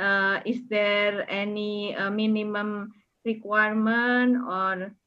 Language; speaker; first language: English; non-native, learner; Indonesian